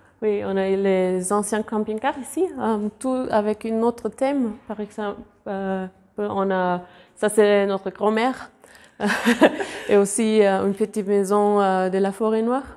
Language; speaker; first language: French; non-native, fluent; German